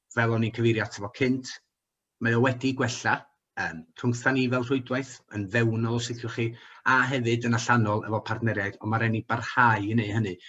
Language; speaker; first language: Welsh; native; Welsh